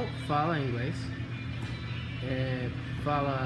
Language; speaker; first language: Portuguese; non-native, learner; English